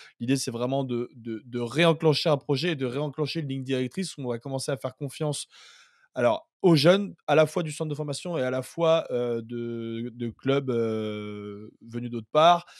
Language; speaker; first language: French; native; French